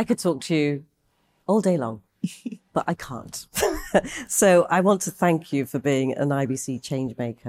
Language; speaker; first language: English; native; English